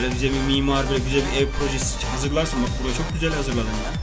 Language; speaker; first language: Turkish; native; Turkish